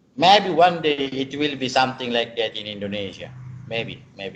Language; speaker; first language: English; non-native, learner; Indonesian